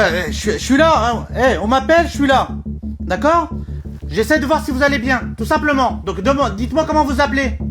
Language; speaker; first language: French; native; French